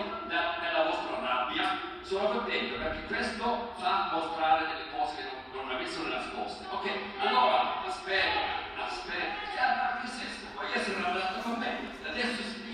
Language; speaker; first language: Italian; non-native, fluent; German